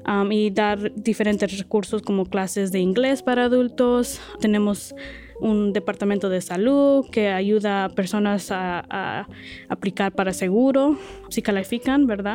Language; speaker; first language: Spanish; early bilingual, heritage; Spanish